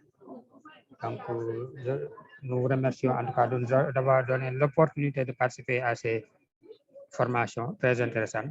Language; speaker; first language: French; non-native, local second language; Wolof